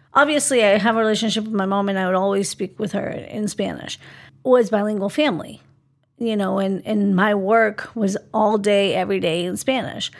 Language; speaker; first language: English; early bilingual, other home language; Spanish